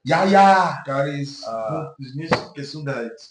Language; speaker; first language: German; non-native, learner; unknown